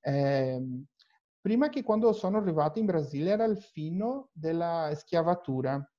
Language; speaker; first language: Italian; non-native, learner; Portuguese